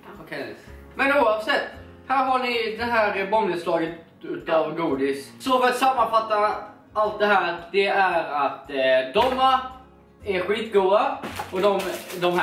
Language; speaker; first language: Swedish; native; Swedish